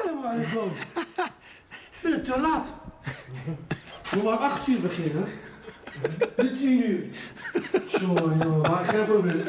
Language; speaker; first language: Dutch; non-native, learner; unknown